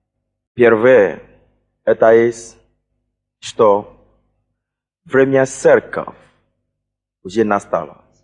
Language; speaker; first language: Russian; non-native, fluent; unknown